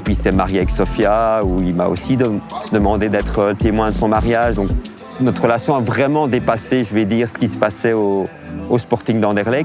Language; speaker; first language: French; native; French